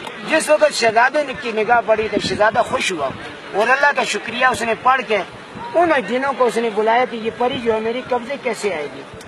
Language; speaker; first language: Hindi; non-native, local second language; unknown